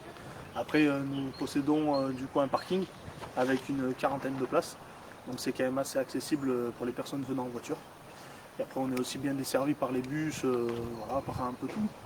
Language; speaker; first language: French; native; French